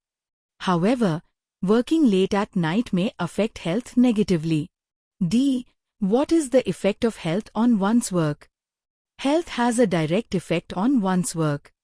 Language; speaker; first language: English; non-native, fluent; Hindi